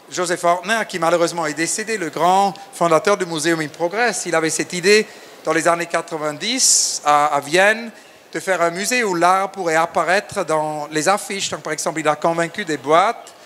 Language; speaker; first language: French; native; French